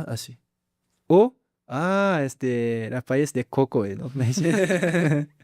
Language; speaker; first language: Spanish; non-native, learner; Japanese